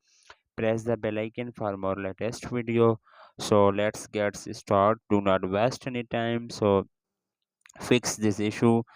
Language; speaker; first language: English; non-native, local second language; Urdu